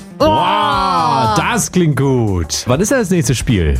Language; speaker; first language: German; native; German